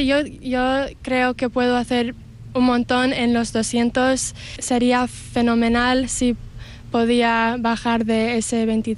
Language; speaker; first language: Spanish; early bilingual, heritage; Spanish